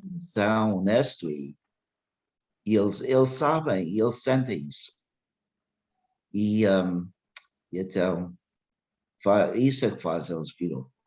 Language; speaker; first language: Portuguese; early bilingual, heritage; English